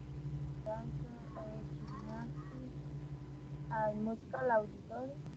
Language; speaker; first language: English; non-native, learner; Spanish